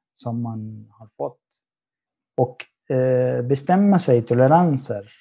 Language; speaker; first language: Swedish; non-native, fluent; Arabic